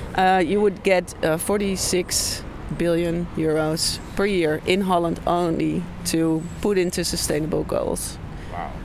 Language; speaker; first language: English; non-native, fluent; Dutch